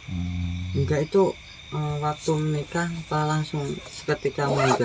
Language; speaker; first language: Indonesian; native; Indonesian